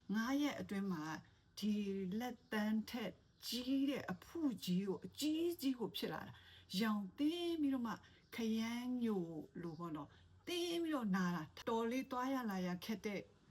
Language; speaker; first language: Burmese; non-native, local second language; Shan